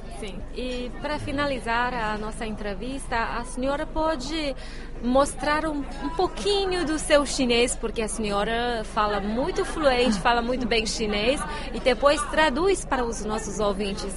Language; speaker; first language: Portuguese; non-native, fluent; Chinese